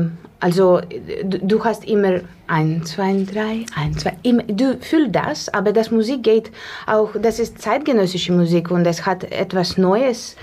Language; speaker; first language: German; non-native, fluent; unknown